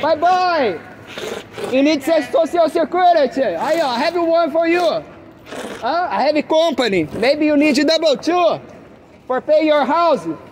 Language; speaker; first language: English; non-native, learner; Portuguese